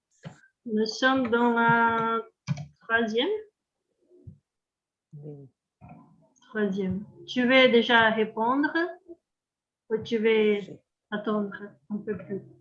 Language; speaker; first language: French; non-native, learner; Portuguese